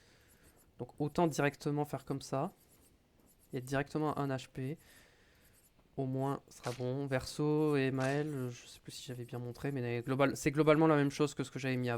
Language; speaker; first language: French; native; French